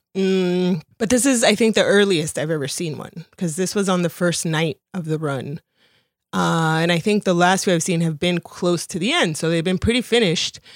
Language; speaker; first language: English; early bilingual, other home language; Spanish